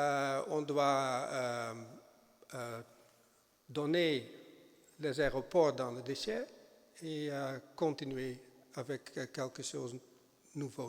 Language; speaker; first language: French; non-native, fluent; German